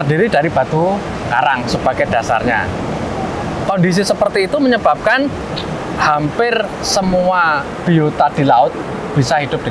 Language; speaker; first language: Indonesian; native; Indonesian